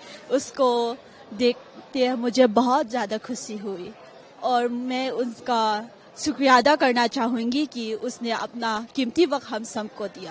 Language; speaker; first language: Hindi; non-native, local second language; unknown